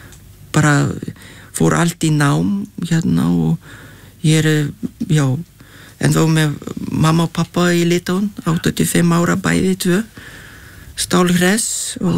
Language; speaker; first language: Icelandic; non-native, fluent; Lithuanian